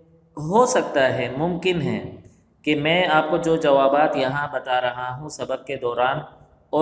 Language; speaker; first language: Urdu; native; Urdu